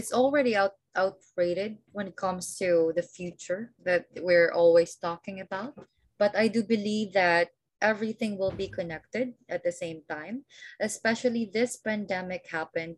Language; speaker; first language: English; non-native, local second language; Filipino